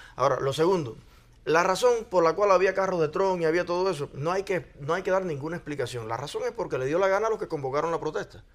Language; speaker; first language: Spanish; native; Spanish